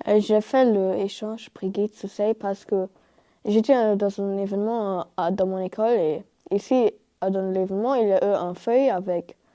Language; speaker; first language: French; non-native, learner; German